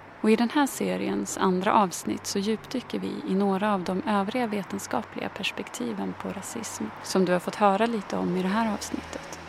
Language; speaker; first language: Swedish; native; Swedish